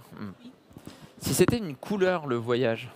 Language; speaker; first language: French; native; French